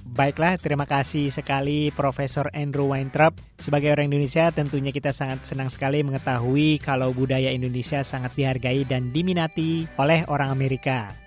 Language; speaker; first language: Indonesian; native; Indonesian